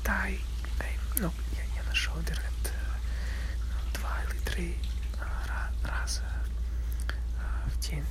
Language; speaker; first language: Russian; non-native, learner; English